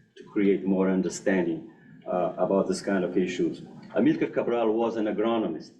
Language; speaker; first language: English; non-native, fluent; Portuguese